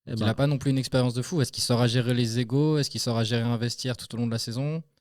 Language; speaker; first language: French; native; French